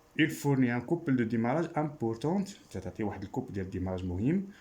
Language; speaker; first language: French; non-native, local second language; Arabic